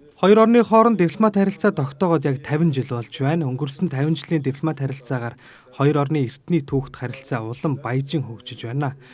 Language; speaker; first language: Mongolian; non-native, fluent; Turkish